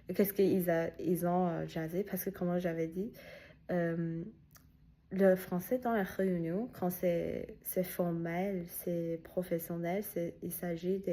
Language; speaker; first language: French; non-native, learner; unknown